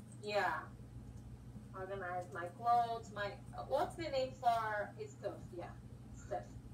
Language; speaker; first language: English; non-native, learner; Portuguese